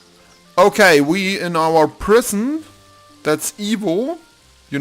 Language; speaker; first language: English; non-native, learner; German